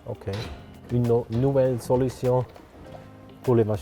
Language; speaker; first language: French; non-native, local second language; German